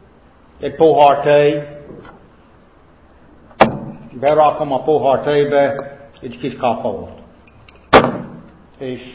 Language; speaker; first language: Hungarian; non-native, fluent; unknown